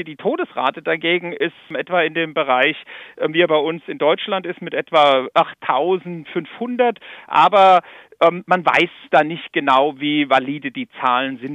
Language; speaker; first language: German; native; German